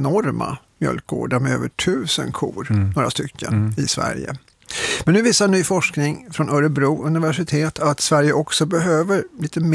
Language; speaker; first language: Swedish; native; Swedish